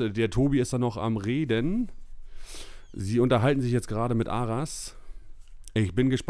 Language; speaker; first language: German; native; German